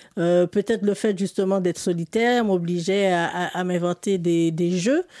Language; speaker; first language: French; native; French